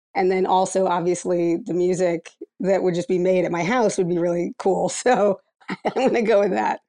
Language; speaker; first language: English; native; English